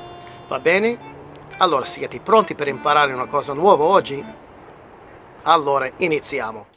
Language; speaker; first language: Italian; non-native, fluent; English